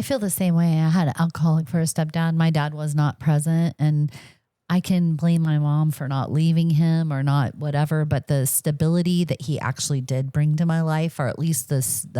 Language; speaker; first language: English; native; English